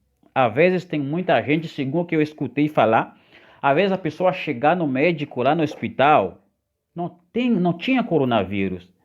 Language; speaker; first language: Portuguese; non-native, fluent; Haitian Creole